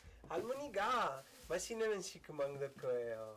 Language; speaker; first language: Korean; non-native, learner; Italian